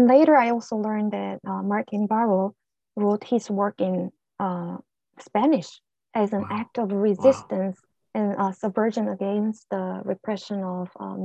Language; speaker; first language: English; non-native, fluent; Korean